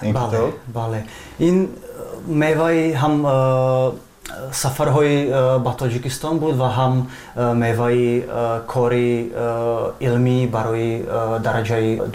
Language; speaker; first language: Persian; non-native, fluent; Czech